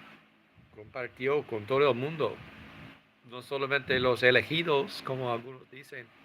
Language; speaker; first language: Spanish; non-native, fluent; English